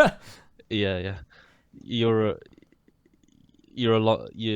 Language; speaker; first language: English; native; English